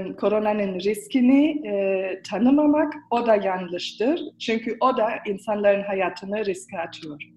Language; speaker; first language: Turkish; early bilingual, heritage; Turkish